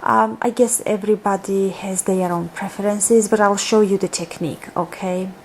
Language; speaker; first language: English; non-native, fluent; Georgian